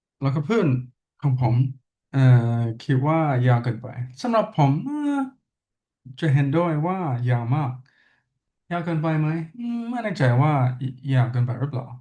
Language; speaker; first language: Thai; non-native, learner; English